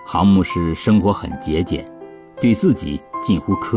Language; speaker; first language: Chinese; native; Chinese